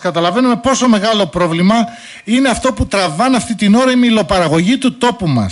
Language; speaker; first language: Greek; native; Greek